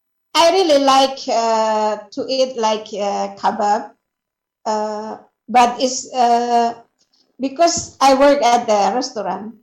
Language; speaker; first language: English; non-native, learner; Indonesian